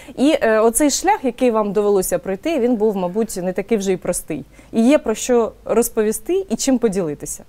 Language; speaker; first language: Ukrainian; native; Ukrainian